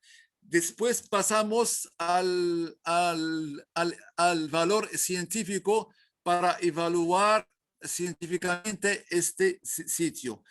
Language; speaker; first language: Spanish; non-native, learner; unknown